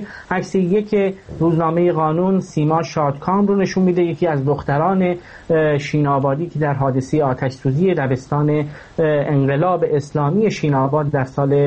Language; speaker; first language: Persian; native; Persian